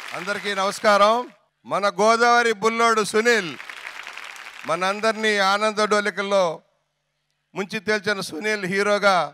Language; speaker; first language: Telugu; native; Telugu